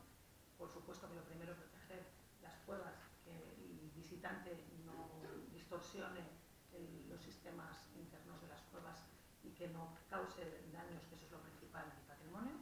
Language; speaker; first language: Spanish; native; Spanish